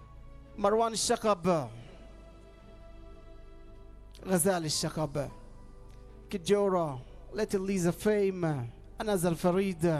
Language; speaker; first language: Hebrew; non-native, local second language; Arabic